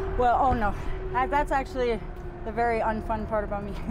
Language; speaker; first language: English; native; English